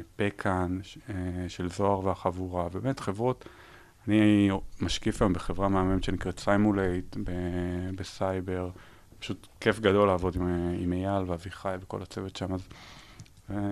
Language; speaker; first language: Hebrew; native; Hebrew